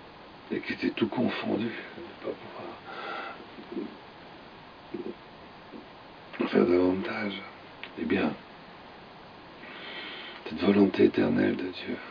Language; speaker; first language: French; native; French